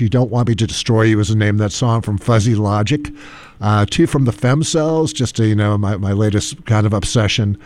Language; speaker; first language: English; native; English